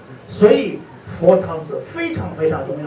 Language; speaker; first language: Chinese; non-native, fluent; Tibetan